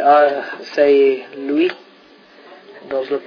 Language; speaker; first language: French; non-native, learner; English